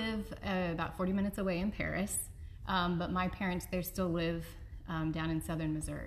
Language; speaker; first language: English; native; English